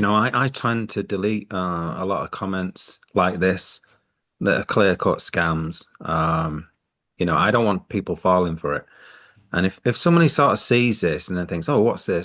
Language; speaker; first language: English; native; English